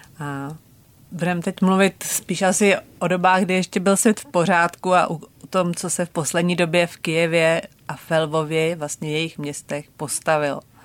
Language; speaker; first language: Czech; native; Czech